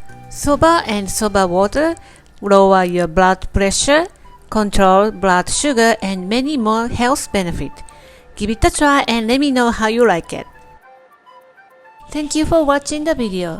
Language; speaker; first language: English; non-native, fluent; Japanese